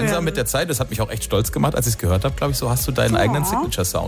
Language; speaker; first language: German; native; German